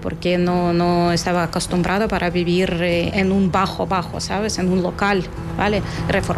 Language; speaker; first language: Spanish; non-native, fluent; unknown